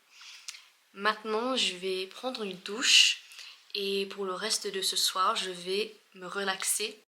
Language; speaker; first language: French; non-native, fluent; English